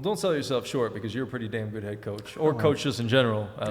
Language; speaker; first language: English; native; English